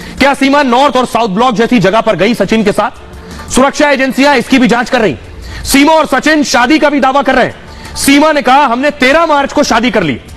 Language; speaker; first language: Hindi; native; Hindi